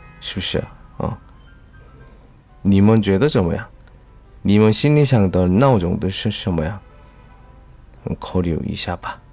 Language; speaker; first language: Chinese; non-native, learner; Korean